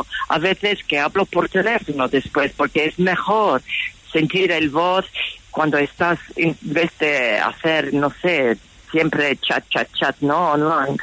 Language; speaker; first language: Spanish; non-native, fluent; English